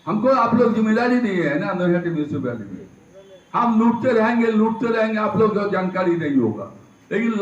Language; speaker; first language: Hindi; non-native, local second language; Bangla